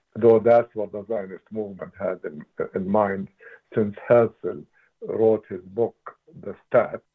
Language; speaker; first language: English; non-native, fluent; Arabic